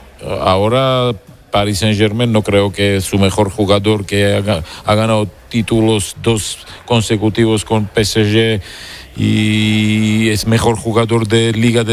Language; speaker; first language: Spanish; non-native, fluent; Georgian